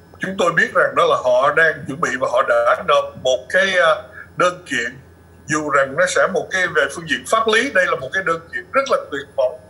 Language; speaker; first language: Vietnamese; early bilingual, other home language; English